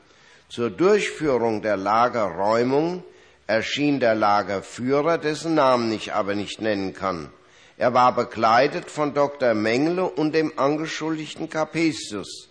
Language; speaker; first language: German; native; German